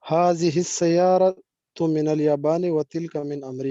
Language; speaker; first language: Arabic; non-native, learner; Urdu